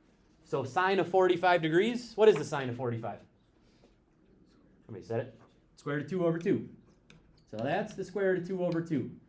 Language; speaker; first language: English; native; English